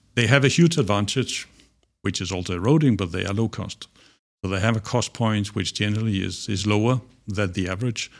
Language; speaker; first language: English; non-native, fluent; Danish